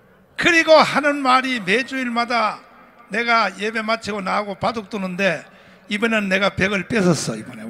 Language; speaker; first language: Korean; native; Korean